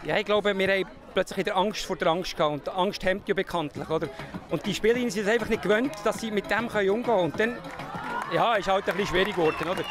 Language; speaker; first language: German; native; German